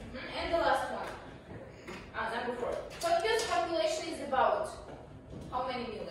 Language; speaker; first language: English; non-native, learner; Kazakh